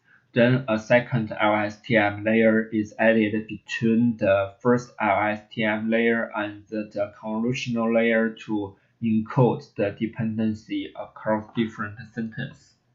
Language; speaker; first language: English; non-native, learner; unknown